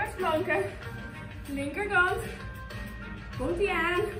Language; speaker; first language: Dutch; native; Dutch